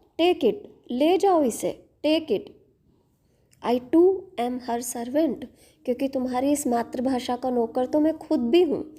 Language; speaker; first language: Hindi; native; Hindi